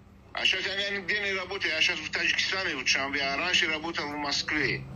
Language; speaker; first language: Russian; non-native, fluent; Tajik